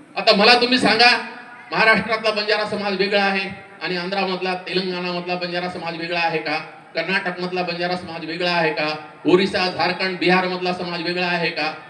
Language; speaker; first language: Marathi; non-native, local second language; Lambadi